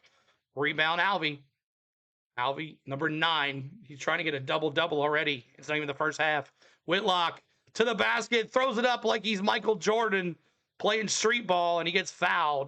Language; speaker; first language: English; native; English